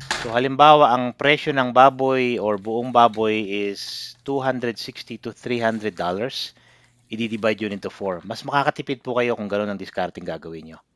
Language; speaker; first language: Filipino; non-native, local second language; Iloko